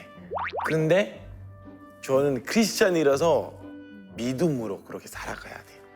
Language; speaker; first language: Korean; non-native, fluent; French